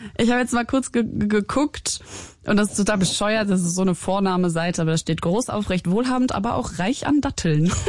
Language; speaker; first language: German; early bilingual, other home language; Arabic